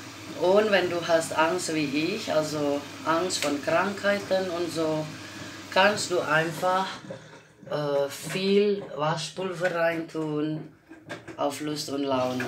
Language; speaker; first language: German; non-native, learner; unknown